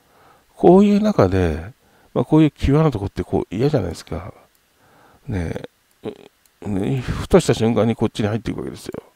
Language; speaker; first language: Japanese; native; Japanese